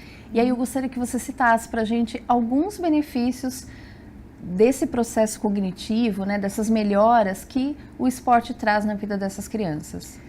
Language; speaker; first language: Portuguese; native; Portuguese